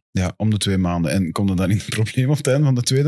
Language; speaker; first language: Dutch; native; Dutch